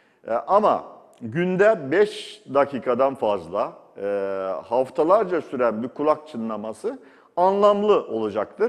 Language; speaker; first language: Turkish; native; Turkish